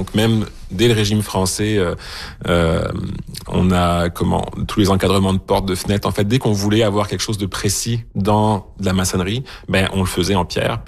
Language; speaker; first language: French; native; French